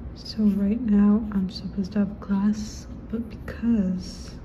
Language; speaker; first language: English; early bilingual, other home language; Spanish